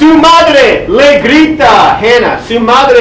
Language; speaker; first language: Spanish; non-native, fluent; English